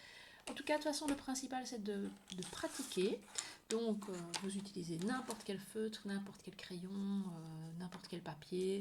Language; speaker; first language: French; native; French